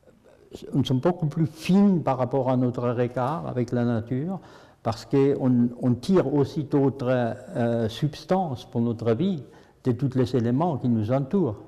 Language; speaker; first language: French; non-native, fluent; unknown